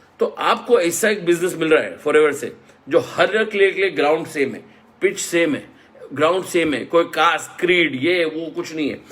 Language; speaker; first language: Hindi; non-native, local second language; Marathi